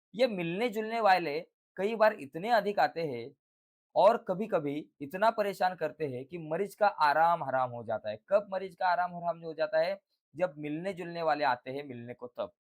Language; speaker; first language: Hindi; non-native, local second language; Marathi